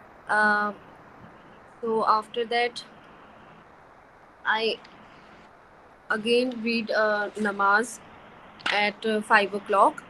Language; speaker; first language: English; non-native, learner; Hindi